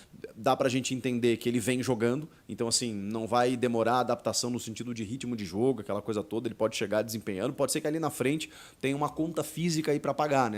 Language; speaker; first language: Portuguese; native; Portuguese